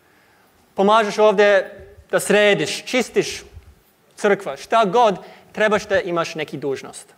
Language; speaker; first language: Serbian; non-native, learner; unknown